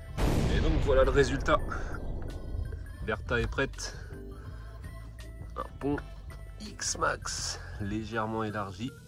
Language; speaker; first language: French; native; French